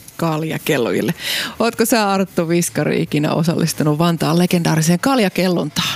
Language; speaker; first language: Finnish; native; Finnish